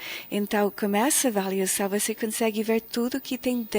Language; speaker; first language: Portuguese; non-native, fluent; English